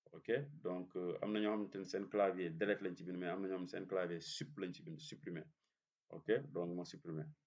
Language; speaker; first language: Wolof; non-native, local second language; Serer